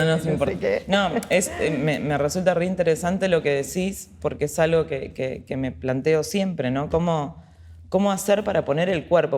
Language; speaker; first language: Spanish; native; Spanish